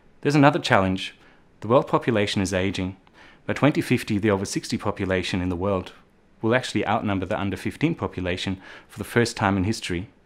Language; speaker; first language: English; non-native, fluent; German